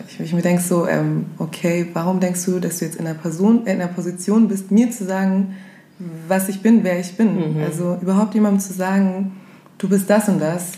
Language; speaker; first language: German; early bilingual, other home language; Swahili